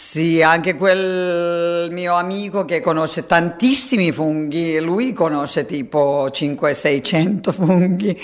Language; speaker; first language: Italian; non-native, fluent; Finnish